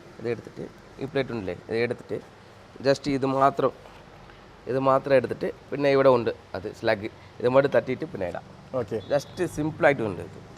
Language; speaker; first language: Malayalam; non-native, learner; Tamil